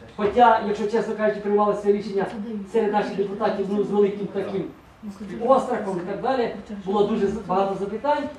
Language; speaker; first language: Ukrainian; native; Ukrainian